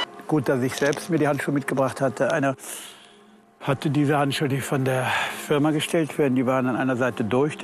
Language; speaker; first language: German; native; German